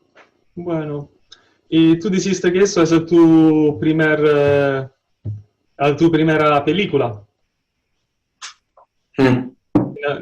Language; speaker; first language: Spanish; non-native, learner; Italian